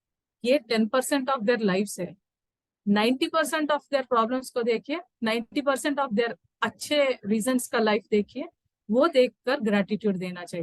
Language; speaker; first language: Hindi; native; Hindi